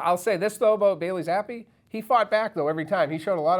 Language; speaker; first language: English; native; English